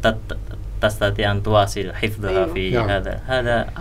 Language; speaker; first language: Arabic; non-native, learner; Indonesian